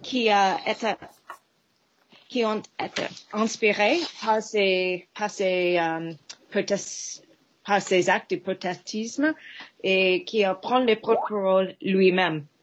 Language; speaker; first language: French; non-native, fluent; English